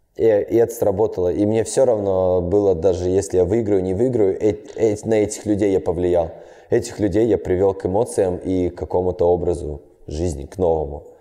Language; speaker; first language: Russian; native; Russian